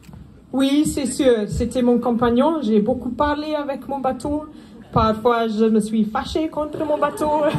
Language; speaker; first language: French; non-native, fluent; Afrikaans